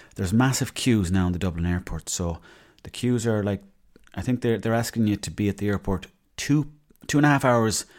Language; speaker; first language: English; native; English